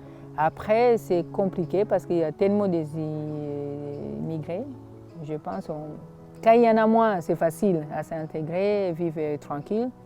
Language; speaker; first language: French; non-native, fluent; Swahili